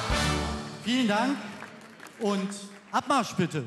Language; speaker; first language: German; native; German